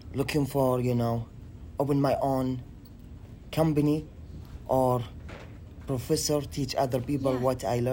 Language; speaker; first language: English; non-native, learner; Arabic